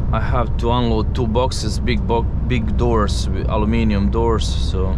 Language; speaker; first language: English; non-native, fluent; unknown